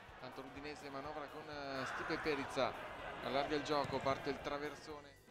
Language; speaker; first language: Italian; native; Italian